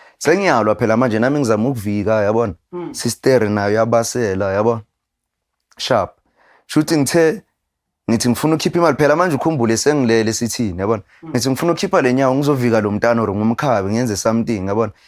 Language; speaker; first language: Zulu; native; Zulu